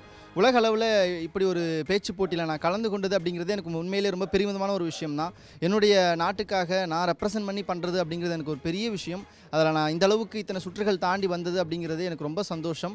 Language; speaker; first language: Tamil; native; Tamil